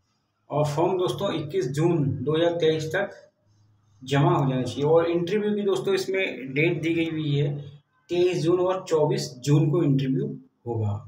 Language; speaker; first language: Hindi; native; Hindi